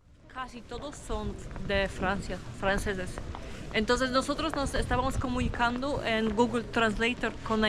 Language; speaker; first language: Spanish; non-native, fluent; Portuguese